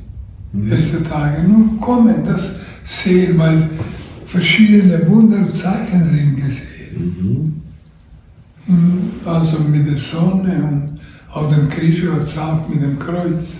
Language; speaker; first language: German; non-native, learner; Croatian